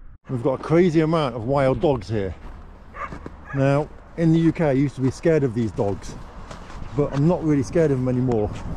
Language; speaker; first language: English; native; English